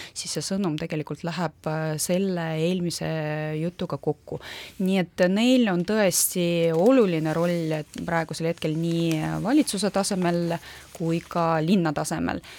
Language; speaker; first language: Estonian; non-native, local second language; Russian